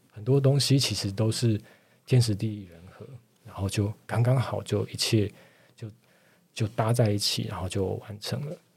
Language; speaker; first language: Chinese; native; Chinese